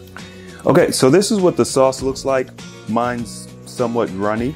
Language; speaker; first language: English; native; English